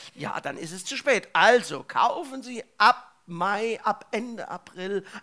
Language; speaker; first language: German; native; German